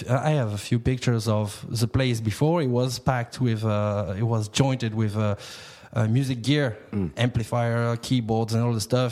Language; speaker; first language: English; non-native, fluent; French